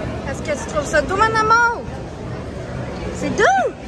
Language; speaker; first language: French; native; French